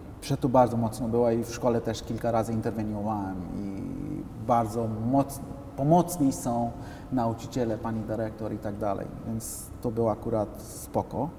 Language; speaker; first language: Polish; non-native, fluent; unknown